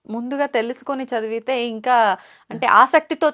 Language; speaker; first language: Telugu; native; Telugu